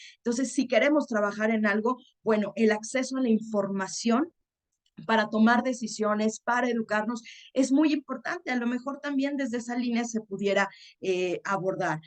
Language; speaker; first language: Spanish; native; Spanish